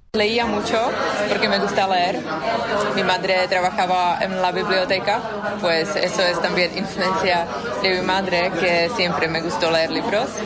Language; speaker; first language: Spanish; non-native, fluent; Czech